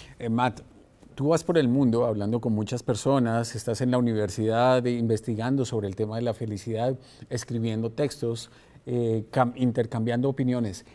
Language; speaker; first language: Spanish; native; Spanish